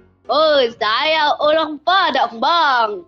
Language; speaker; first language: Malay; non-native, local second language; Minangkabau